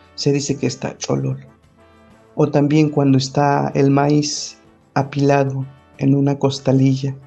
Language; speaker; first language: Spanish; non-native, local second language; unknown